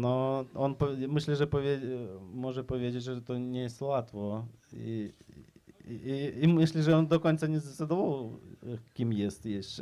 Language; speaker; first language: Polish; non-native, fluent; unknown